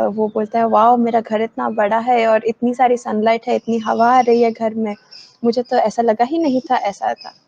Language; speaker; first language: Hindi; native; Hindi